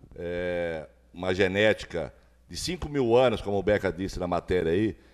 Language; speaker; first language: Portuguese; native; Portuguese